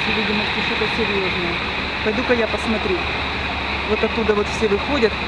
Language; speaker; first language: Russian; native; Russian